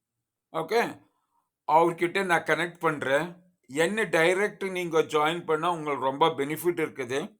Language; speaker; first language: Tamil; non-native, learner; Kannada